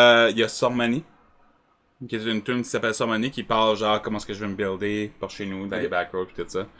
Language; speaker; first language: French; native; French